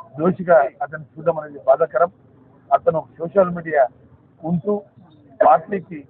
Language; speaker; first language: Telugu; native; Telugu